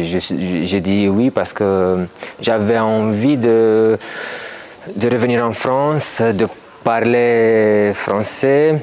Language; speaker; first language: French; non-native, fluent; Romanian